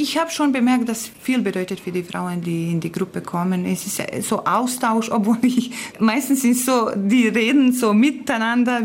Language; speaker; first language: German; non-native, fluent; Croatian